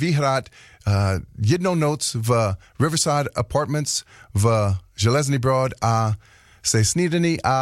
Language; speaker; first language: Czech; non-native, learner; English